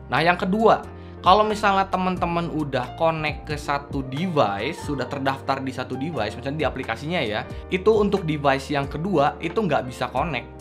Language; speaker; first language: Indonesian; native; Indonesian